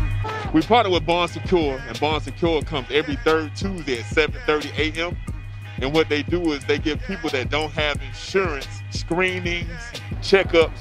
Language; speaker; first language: English; native; English